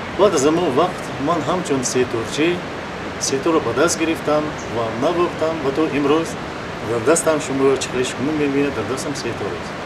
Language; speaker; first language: Tajik; non-native, local second language; Shughni